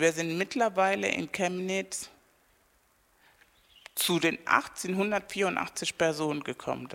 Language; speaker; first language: German; non-native, fluent; Spanish